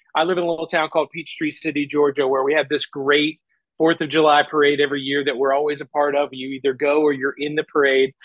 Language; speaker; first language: English; native; English